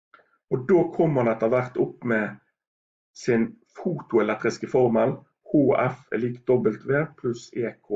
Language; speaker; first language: Norwegian; native; Norwegian